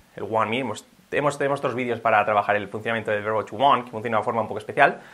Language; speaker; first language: Spanish; native; Spanish